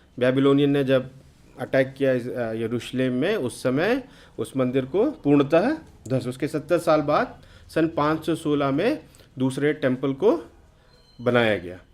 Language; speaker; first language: Hindi; native; Hindi